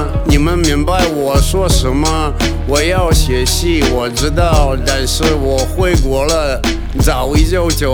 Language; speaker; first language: Chinese; non-native, learner; Russian